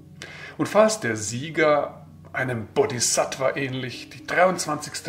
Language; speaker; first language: German; native; German